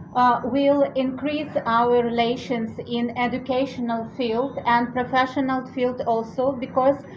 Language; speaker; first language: English; non-native, fluent; Russian